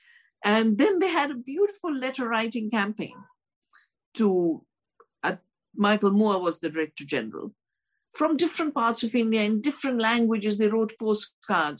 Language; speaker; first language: English; non-native, local second language; Hindi